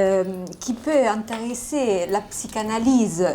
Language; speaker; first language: French; non-native, fluent; Italian